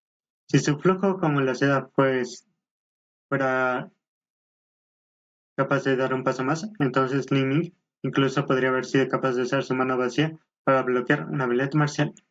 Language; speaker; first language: Spanish; native; Spanish